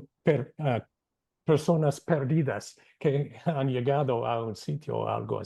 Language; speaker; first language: Spanish; non-native, fluent; English